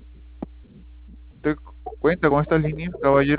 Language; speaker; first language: Spanish; native; Spanish